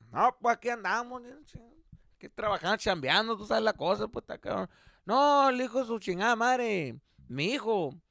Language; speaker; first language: Spanish; early bilingual, other home language; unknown